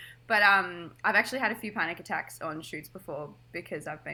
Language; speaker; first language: English; native; English